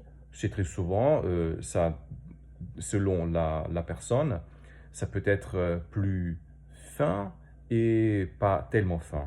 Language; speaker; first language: French; non-native, fluent; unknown